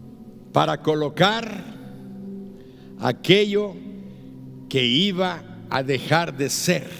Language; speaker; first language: Spanish; native; Spanish